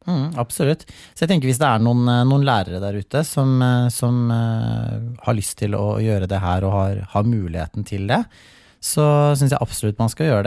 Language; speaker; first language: Norwegian; native; Norwegian